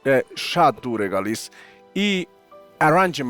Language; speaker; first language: Armenian; non-native, learner; Spanish